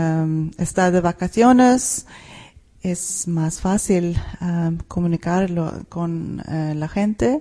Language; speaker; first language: Spanish; non-native, fluent; Swedish